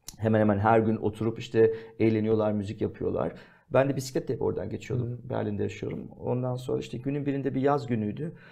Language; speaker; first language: Turkish; early bilingual, heritage; Turkish